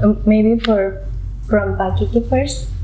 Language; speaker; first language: English; non-native, learner; Indonesian